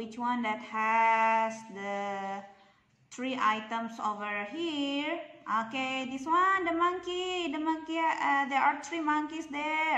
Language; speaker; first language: English; non-native, local second language; Indonesian